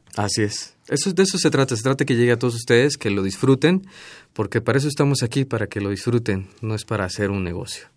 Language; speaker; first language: Spanish; native; Spanish